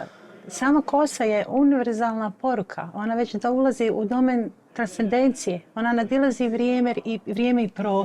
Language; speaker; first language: Bosnian; native; Bosnian